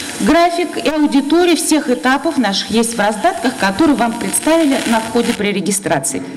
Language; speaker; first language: Russian; native; Russian